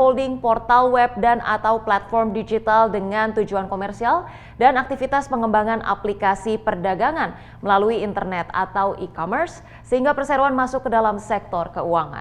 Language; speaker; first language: Indonesian; native; Indonesian